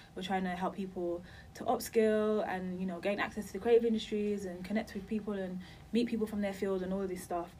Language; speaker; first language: English; native; English